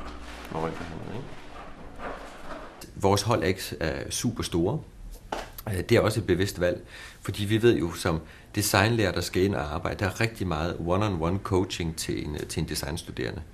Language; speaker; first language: Danish; native; Danish